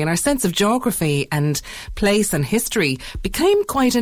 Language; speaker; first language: English; native; English